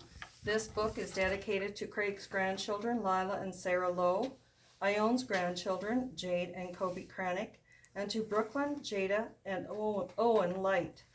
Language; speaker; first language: English; native; English